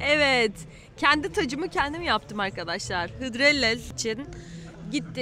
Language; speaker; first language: Turkish; native; Turkish